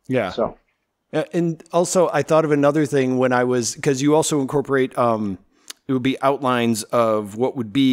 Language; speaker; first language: English; native; English